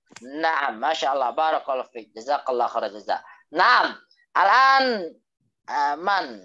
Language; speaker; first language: Arabic; non-native, fluent; Indonesian